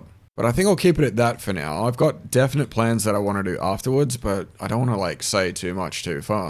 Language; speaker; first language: English; native; English